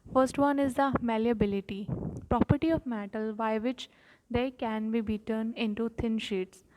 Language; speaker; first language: English; non-native, local second language; Punjabi